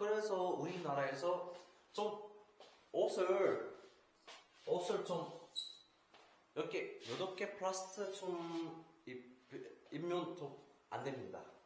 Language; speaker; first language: Korean; non-native, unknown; Uzbek